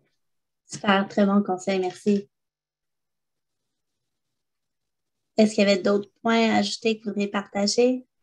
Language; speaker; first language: French; native; French